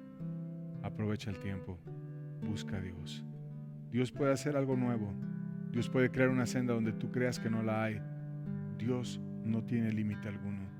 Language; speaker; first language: Spanish; native; Spanish